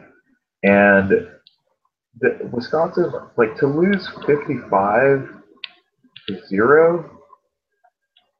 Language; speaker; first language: English; native; English